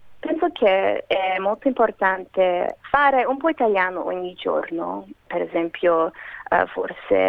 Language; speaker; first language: Italian; non-native, learner; Macedonian